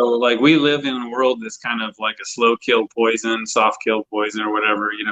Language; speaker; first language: English; native; English